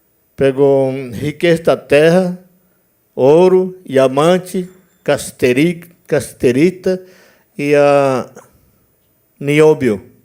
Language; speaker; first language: Portuguese; non-native, local second language; Yanomámi